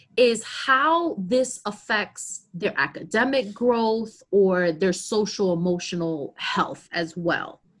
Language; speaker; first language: English; early bilingual, other home language; Spanish